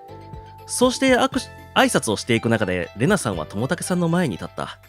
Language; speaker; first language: Japanese; native; Japanese